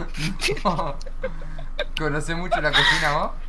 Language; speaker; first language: Spanish; native; Spanish